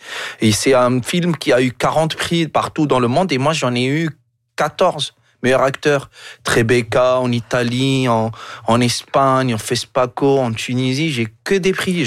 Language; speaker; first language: French; non-native, local second language; Arabic